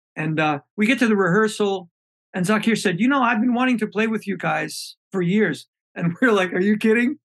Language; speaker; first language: English; native; English